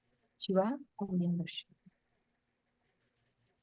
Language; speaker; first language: French; non-native, fluent; Hindi